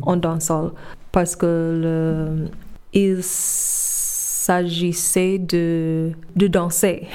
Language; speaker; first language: French; non-native, fluent; English